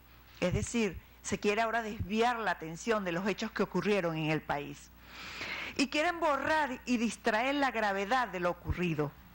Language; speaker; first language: Spanish; native; Spanish